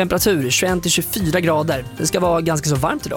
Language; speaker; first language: Swedish; native; Swedish